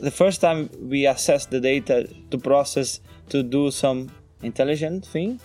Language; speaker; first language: English; non-native, fluent; Portuguese